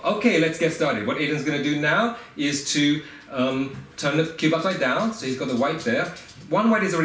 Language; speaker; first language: English; native; English